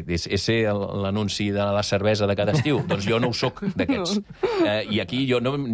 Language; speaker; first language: Catalan; native; Catalan